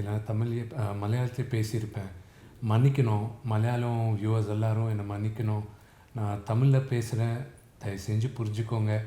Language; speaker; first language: Tamil; non-native, local second language; Telugu